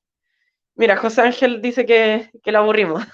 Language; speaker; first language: Spanish; native; Spanish